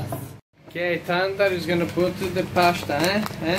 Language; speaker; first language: English; non-native, fluent; Portuguese